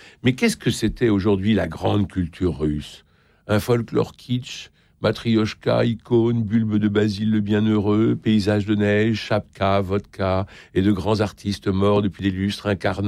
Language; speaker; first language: French; native; French